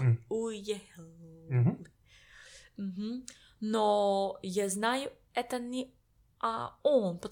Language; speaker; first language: Russian; non-native, learner; English